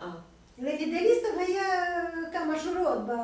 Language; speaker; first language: Hebrew; non-native, fluent; Russian